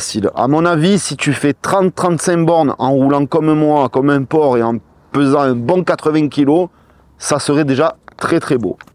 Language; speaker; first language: French; native; French